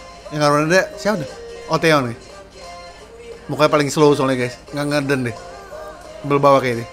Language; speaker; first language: Indonesian; native; Indonesian